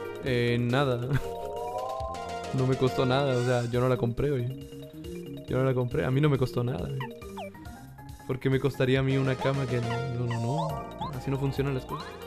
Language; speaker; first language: Spanish; native; Spanish